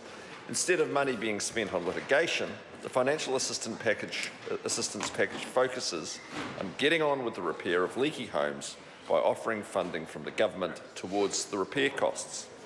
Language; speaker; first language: English; native; English